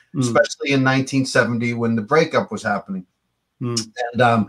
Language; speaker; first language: English; native; English